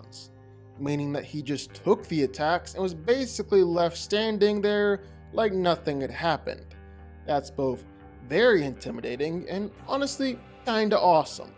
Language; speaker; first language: English; native; English